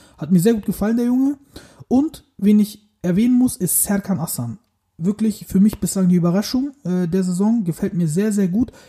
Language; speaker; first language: German; early bilingual, other home language; Turkish